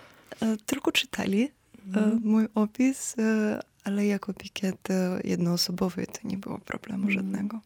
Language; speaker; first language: Polish; non-native, fluent; Ukrainian